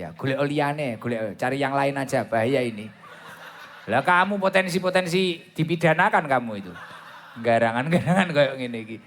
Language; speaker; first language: Indonesian; non-native, local second language; Javanese